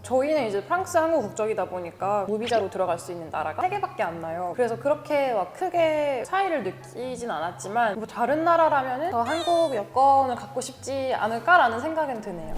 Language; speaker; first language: Korean; early bilingual, other home language; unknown